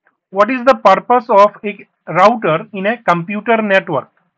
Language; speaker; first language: English; non-native, local second language; Bangla